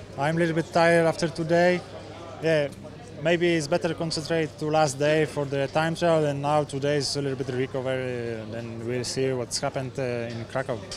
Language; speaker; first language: English; non-native, learner; Polish